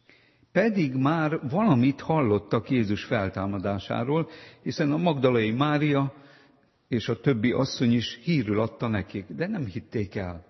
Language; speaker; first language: Hungarian; native; Hungarian